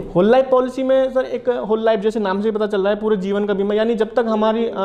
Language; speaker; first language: Hindi; native; Hindi